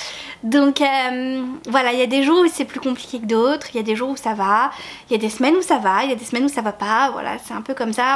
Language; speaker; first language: French; native; French